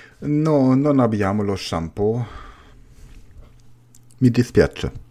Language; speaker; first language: Italian; non-native, learner; German